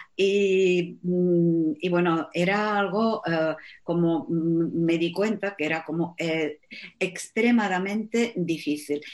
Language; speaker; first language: Spanish; non-native, fluent; Czech